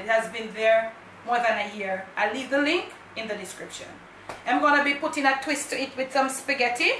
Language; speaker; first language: English; native; English